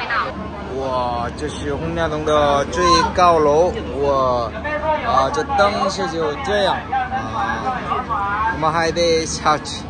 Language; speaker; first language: Chinese; non-native, fluent; Korean